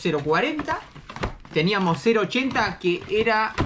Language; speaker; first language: Spanish; native; Spanish